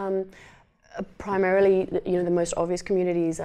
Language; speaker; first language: English; native; English